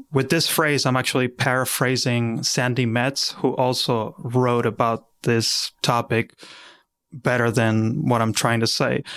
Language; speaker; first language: English; non-native, fluent; Spanish